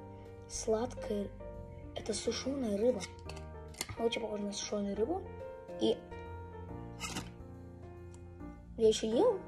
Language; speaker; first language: Russian; early bilingual, heritage; Russian